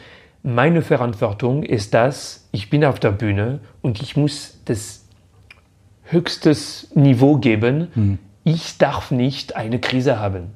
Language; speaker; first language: German; non-native, fluent; French